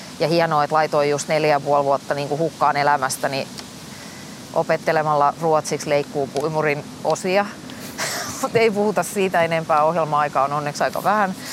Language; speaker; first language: Finnish; native; Finnish